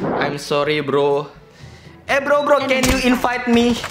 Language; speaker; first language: English; non-native, learner; Indonesian